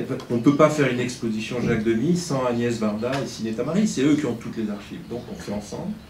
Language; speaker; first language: French; native; French